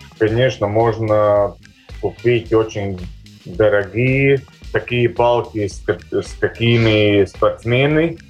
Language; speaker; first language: Russian; non-native, local second language; Latvian